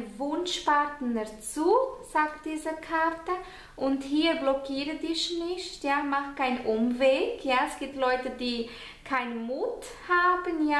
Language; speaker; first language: German; non-native, fluent; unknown